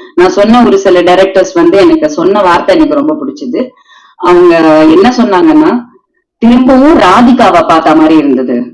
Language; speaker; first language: Tamil; native; Tamil